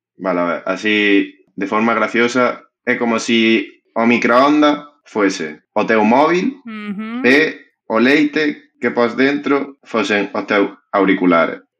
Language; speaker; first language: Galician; non-native, fluent; Spanish